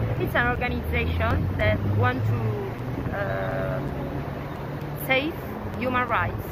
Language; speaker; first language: English; non-native, fluent; Italian